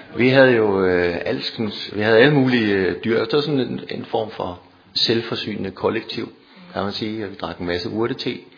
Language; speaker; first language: Danish; native; Danish